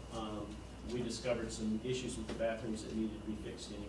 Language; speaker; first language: English; native; English